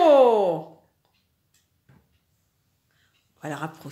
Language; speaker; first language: French; native; French